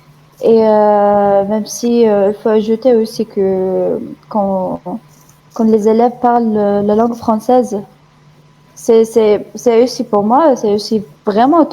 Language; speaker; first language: French; non-native, fluent; Arabic